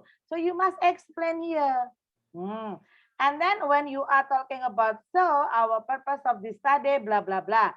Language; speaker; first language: English; non-native, fluent; Indonesian